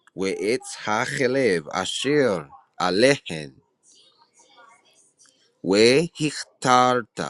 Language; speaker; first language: Hebrew; non-native, learner; English